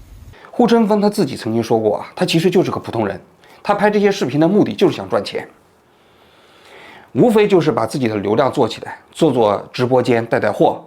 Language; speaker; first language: Chinese; native; Chinese